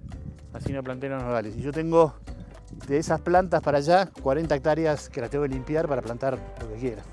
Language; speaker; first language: Spanish; native; Spanish